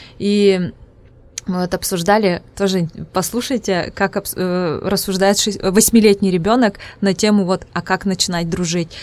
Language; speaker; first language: Russian; non-native, local second language; Udmurt